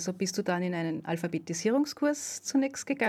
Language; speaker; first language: German; native; German